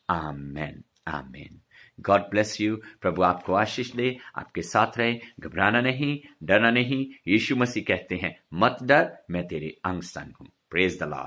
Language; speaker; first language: Hindi; non-native, local second language; Punjabi